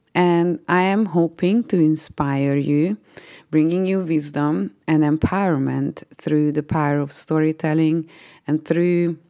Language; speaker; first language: English; non-native, fluent; Hungarian